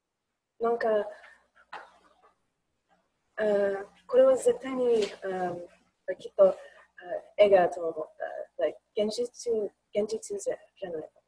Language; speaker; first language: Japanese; non-native, learner; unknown